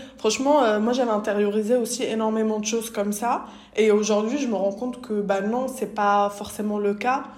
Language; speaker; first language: French; native; French